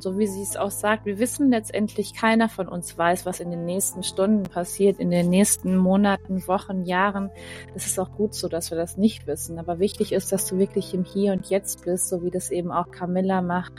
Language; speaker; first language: German; native; German